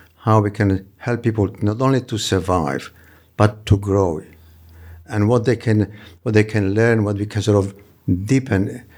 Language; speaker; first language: English; non-native, fluent; Polish